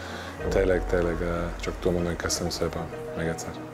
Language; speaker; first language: Hungarian; non-native, learner; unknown